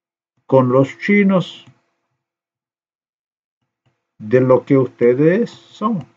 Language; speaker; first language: Spanish; non-native, learner; Slovenian